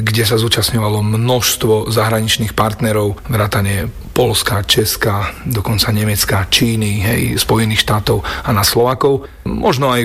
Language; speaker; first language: Slovak; native; Slovak